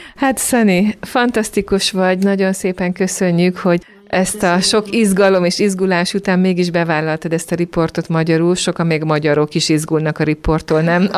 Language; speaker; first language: Hungarian; native; Hungarian